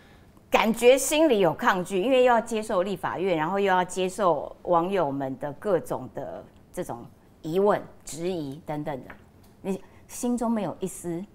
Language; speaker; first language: Chinese; native; Chinese